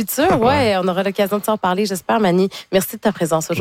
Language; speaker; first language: French; native; French